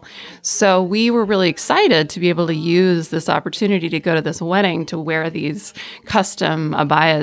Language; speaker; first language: English; native; English